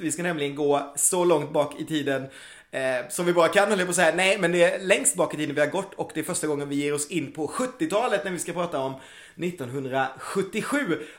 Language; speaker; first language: Swedish; native; Swedish